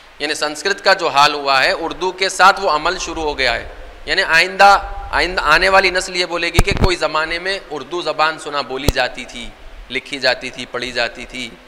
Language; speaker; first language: Urdu; native; Urdu